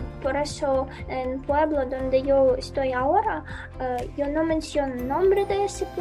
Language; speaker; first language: Spanish; non-native, fluent; Ukrainian